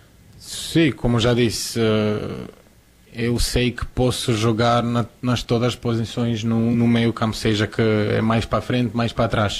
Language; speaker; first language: Portuguese; non-native, fluent; Croatian